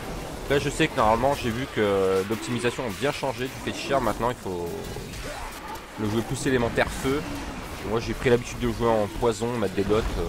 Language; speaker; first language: French; native; French